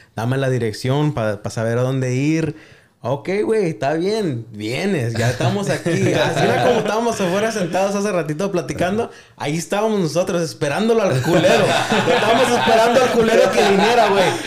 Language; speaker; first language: Spanish; early bilingual, heritage; Spanish